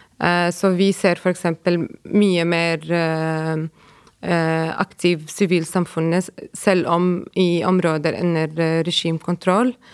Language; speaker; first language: Norwegian; non-native, fluent; Arabic